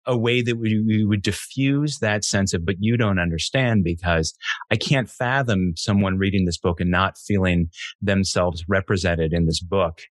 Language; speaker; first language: English; native; English